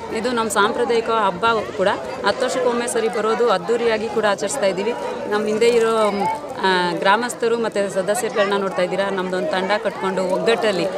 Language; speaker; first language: Kannada; non-native, local second language; Lambadi